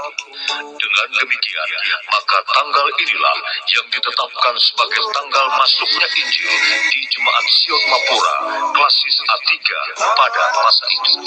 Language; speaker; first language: Indonesian; native; Indonesian